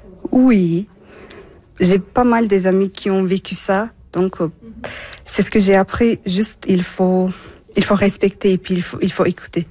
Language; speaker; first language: French; non-native, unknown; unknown